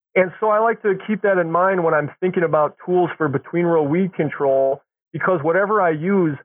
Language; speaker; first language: English; native; English